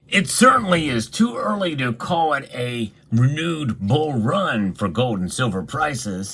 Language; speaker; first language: English; native; English